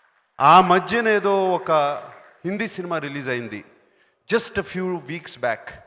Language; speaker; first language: Telugu; native; Telugu